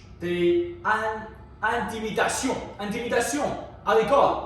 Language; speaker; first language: French; non-native, learner; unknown